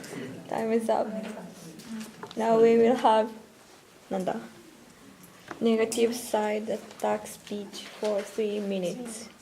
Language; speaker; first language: English; non-native, learner; Japanese